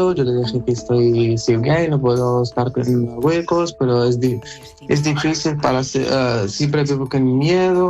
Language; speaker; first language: Spanish; non-native, learner; Arabic